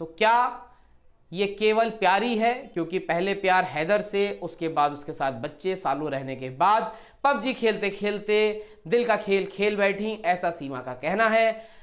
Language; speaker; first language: Hindi; native; Hindi